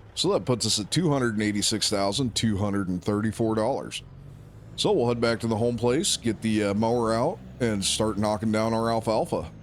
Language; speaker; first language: English; native; English